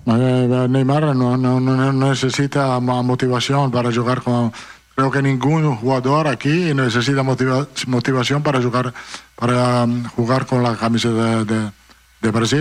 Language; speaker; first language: Portuguese; non-native, learner; Italian